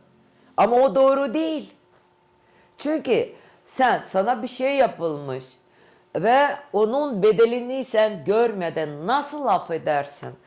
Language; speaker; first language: Turkish; non-native, fluent; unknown